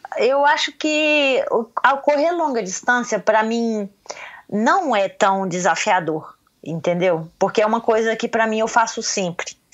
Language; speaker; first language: Portuguese; native; Portuguese